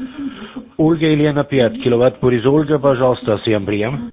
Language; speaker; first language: Russian; non-native, learner; German